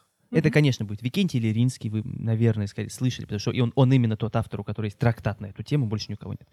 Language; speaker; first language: Russian; native; Russian